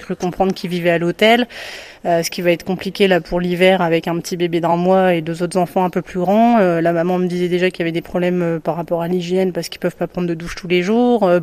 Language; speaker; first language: French; native; French